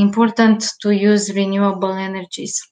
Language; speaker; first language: English; non-native, learner; Romanian